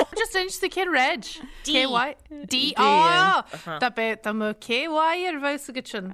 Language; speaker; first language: Irish; native; Irish